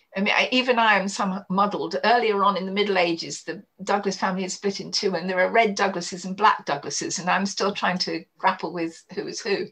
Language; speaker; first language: English; native; English